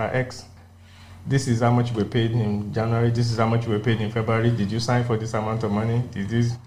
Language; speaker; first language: English; non-native, local second language; Yoruba